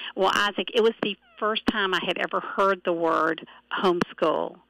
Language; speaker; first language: English; native; English